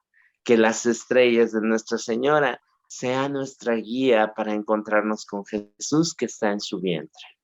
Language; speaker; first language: Spanish; native; Spanish